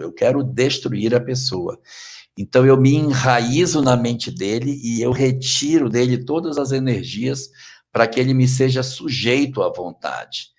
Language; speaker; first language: Portuguese; native; Portuguese